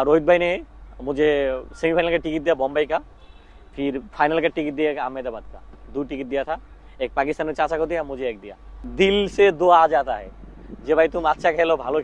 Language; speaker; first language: Hindi; non-native, learner; Bangla